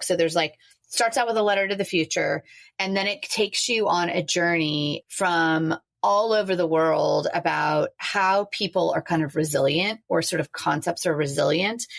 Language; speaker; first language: English; native; English